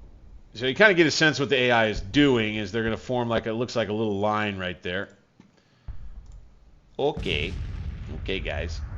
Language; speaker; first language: English; native; English